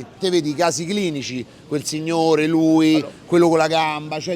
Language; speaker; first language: Italian; native; Italian